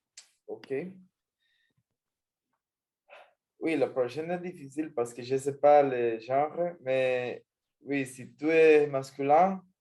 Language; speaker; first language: French; non-native, learner; Spanish